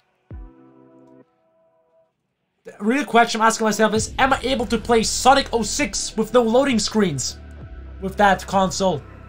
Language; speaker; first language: English; non-native, fluent; German